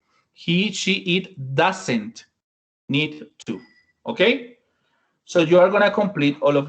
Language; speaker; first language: English; non-native, fluent; Spanish